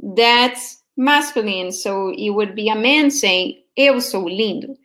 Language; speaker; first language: English; non-native, fluent; Portuguese